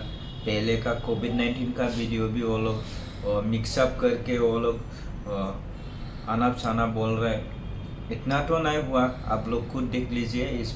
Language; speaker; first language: Hindi; non-native, local second language; Bodo